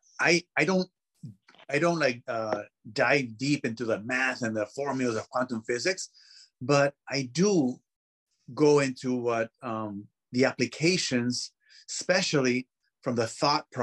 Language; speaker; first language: English; non-native, fluent; Spanish